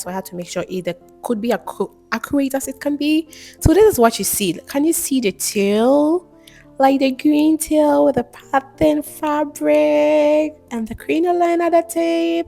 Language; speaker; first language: English; non-native, local second language; Akan